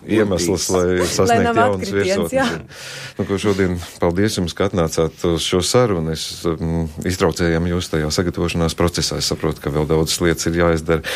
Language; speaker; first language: Latvian; native; Latvian